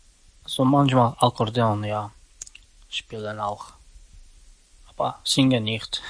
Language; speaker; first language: German; non-native, learner; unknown